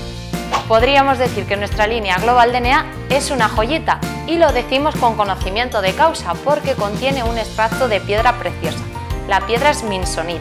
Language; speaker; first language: Spanish; native; Spanish